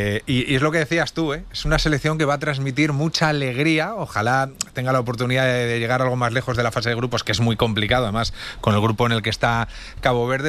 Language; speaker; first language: Spanish; native; Spanish